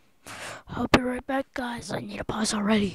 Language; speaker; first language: English; native; English